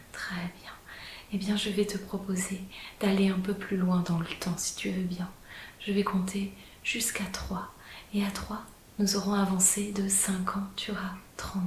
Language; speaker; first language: French; native; French